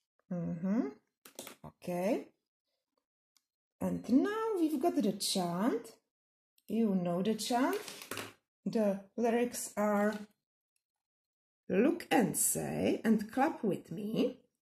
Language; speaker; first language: English; non-native, fluent; Czech